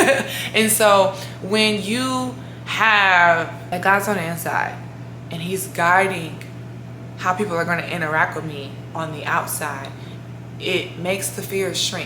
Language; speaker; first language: English; native; English